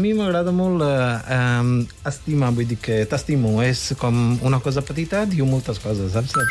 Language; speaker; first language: Catalan; non-native, fluent; Punjabi